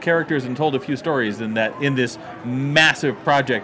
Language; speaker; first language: English; native; English